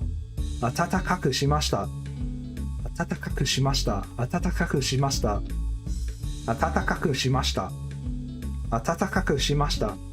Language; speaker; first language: Japanese; non-native, learner; English